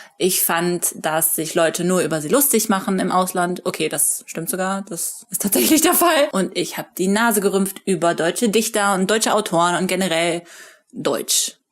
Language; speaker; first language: German; native; German